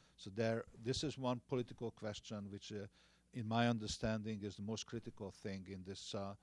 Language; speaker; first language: English; non-native, fluent; Hungarian